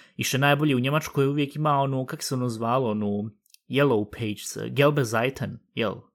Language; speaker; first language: Bosnian; early bilingual, heritage; Bosnian